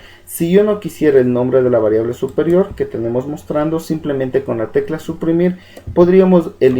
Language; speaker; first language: Spanish; native; Spanish